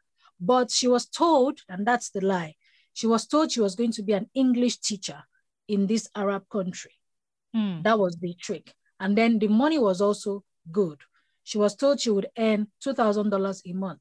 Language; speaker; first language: English; non-native, local second language; Yoruba